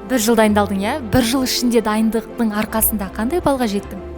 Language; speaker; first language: Kazakh; native; Kazakh